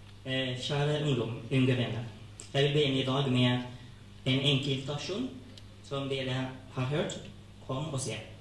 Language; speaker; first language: Norwegian; non-native, fluent; Tigrinya